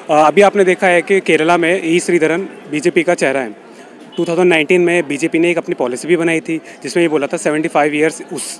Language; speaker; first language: Hindi; native; Hindi